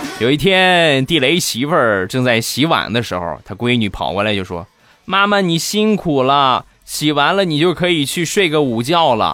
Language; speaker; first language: Chinese; native; Chinese